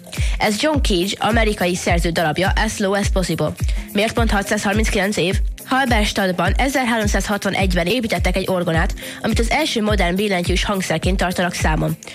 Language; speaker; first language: Hungarian; native; Hungarian